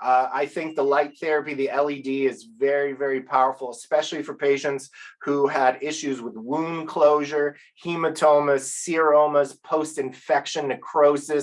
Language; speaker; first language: English; native; English